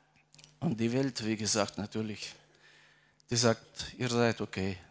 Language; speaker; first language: German; non-native, fluent; Russian